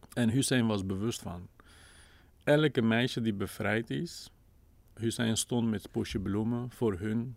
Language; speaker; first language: Dutch; non-native, fluent; Kurdish